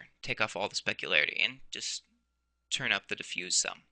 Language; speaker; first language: English; native; English